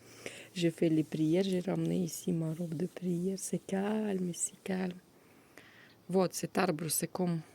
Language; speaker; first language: French; non-native, learner; Russian